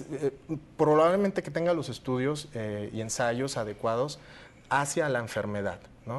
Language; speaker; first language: Spanish; native; Spanish